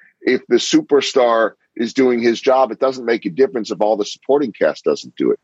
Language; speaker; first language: English; native; English